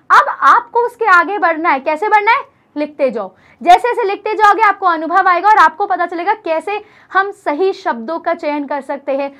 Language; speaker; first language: Hindi; native; Hindi